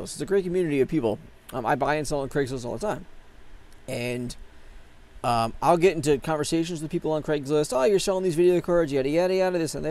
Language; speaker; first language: English; native; English